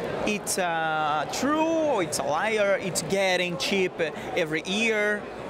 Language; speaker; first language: English; non-native, learner; Portuguese